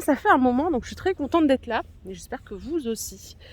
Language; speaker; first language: French; native; French